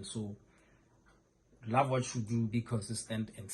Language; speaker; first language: English; non-native, local second language; Tswana